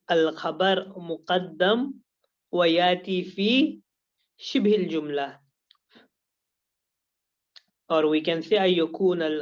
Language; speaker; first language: Arabic; non-native, fluent; Urdu